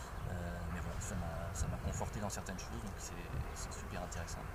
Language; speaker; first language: French; native; French